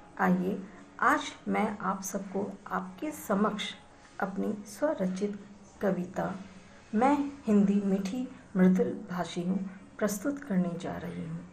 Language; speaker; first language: Hindi; native; Hindi